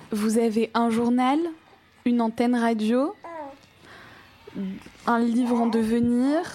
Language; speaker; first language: French; native; French